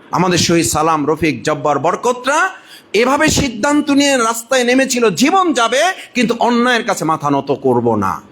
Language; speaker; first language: Bangla; native; Bangla